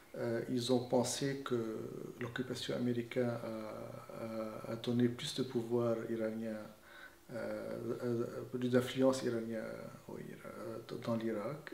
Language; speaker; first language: French; non-native, fluent; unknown